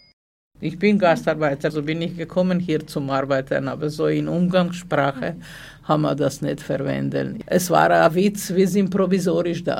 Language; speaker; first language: German; non-native, learner; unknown